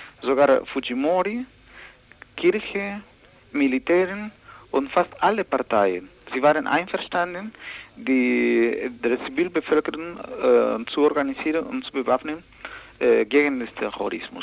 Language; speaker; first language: German; non-native, learner; Spanish